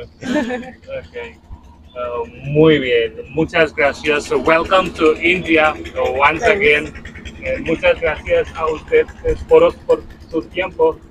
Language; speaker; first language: Spanish; non-native, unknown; Hindi